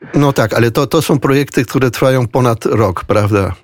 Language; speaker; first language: Polish; early bilingual, heritage; Spanish